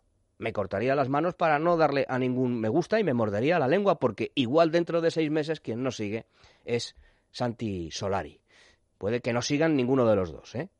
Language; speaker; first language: Spanish; native; Spanish